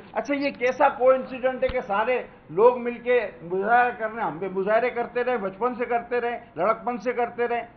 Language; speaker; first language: Urdu; non-native, local second language; Sindhi